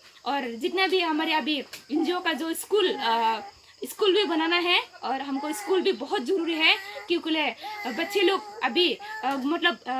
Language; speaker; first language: Hindi; non-native, local second language; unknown